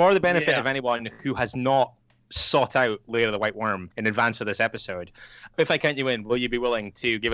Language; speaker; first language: English; native; English